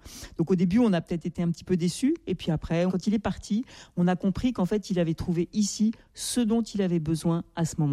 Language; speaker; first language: French; native; French